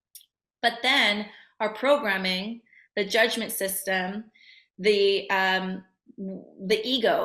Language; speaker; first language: English; native; English